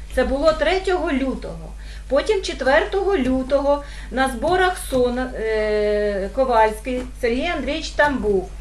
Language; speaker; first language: Ukrainian; native; Ukrainian